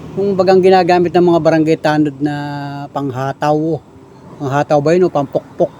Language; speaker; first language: Filipino; native; Filipino